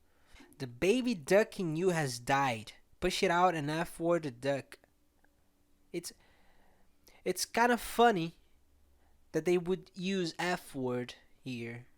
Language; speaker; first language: English; non-native, fluent; Portuguese